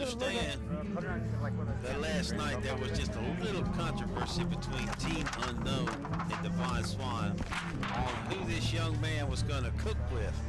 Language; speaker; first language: English; native; English